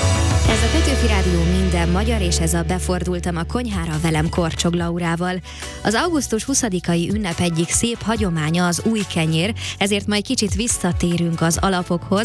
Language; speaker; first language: Hungarian; native; Hungarian